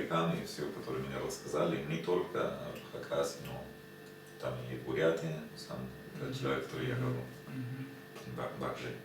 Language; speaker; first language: Russian; non-native, learner; Spanish